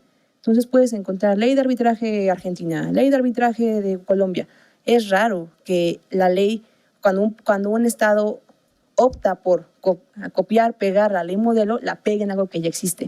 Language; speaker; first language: Spanish; native; Spanish